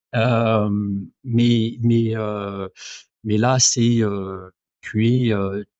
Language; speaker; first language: French; native; French